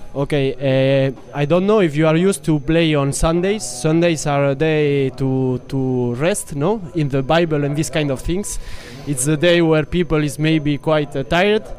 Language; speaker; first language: English; non-native, learner; Basque